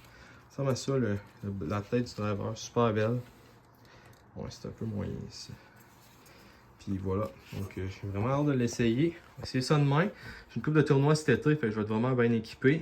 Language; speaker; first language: French; native; French